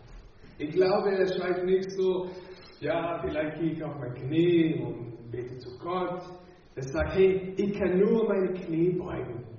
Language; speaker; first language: German; non-native, fluent; English